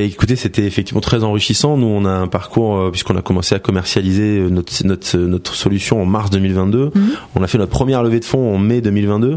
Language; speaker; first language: French; native; French